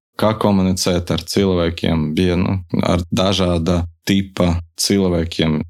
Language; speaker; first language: Latvian; non-native, local second language; Russian